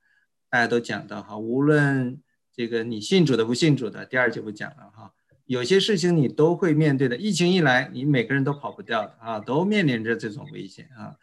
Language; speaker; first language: Chinese; native; Chinese